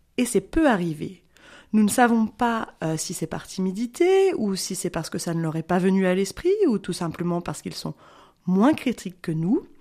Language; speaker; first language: French; native; French